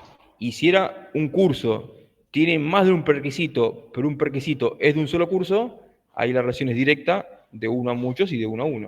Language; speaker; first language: Spanish; native; Spanish